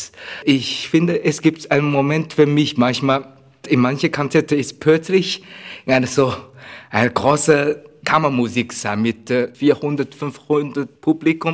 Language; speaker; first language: German; non-native, learner; Chinese